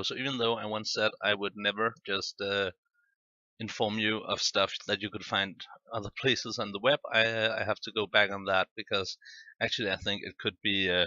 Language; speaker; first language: English; non-native, fluent; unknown